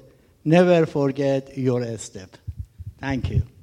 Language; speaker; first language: English; non-native, learner; Persian